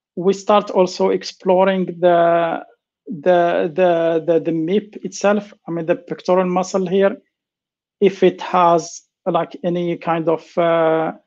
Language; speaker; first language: English; non-native, fluent; Arabic